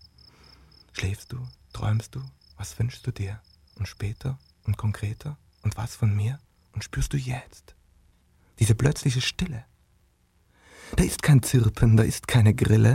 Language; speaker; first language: German; native; German